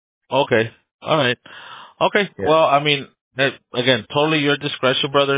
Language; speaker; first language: English; early bilingual, other home language; Spanish